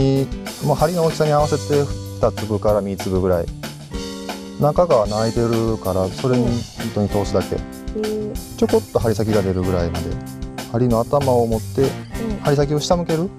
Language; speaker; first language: Japanese; native; Japanese